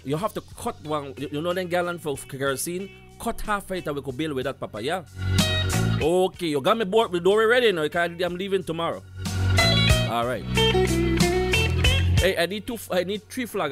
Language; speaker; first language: English; native; English